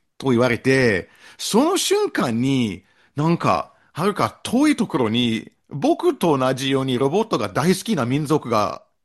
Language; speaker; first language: Japanese; non-native, fluent; English